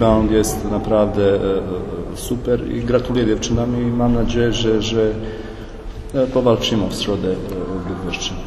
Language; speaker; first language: Polish; non-native, fluent; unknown